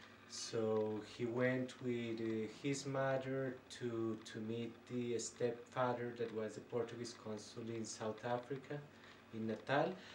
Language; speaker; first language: English; non-native, fluent; Spanish